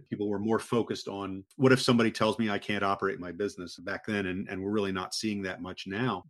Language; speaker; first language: English; native; English